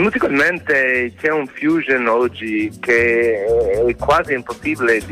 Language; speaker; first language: Italian; non-native, fluent; English